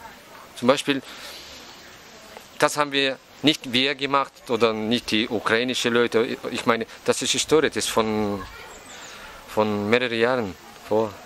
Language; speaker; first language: German; non-native, fluent; Russian